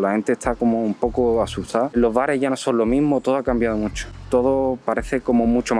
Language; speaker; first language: Spanish; native; Spanish